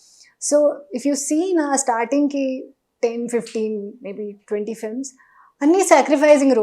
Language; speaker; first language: Telugu; non-native, learner; Hindi